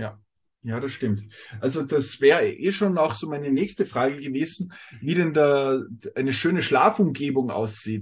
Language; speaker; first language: German; native; German